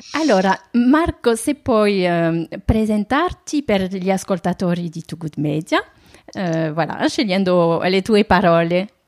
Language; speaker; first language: Italian; non-native, fluent; French